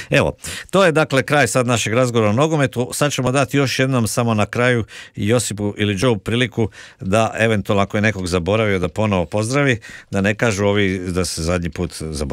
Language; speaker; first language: Croatian; native; Croatian